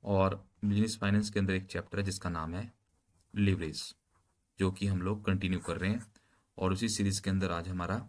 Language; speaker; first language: Hindi; native; Hindi